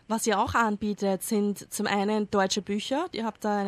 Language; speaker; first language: German; native; German